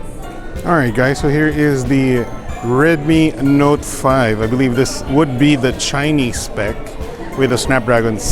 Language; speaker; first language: English; non-native, local second language; Filipino